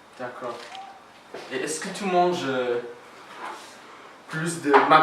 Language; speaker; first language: French; non-native, learner; English